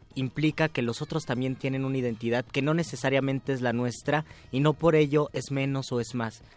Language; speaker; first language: Spanish; native; Spanish